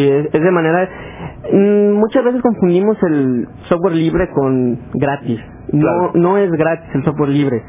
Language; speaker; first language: Spanish; native; Spanish